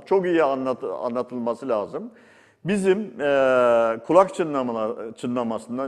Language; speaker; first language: Turkish; native; Turkish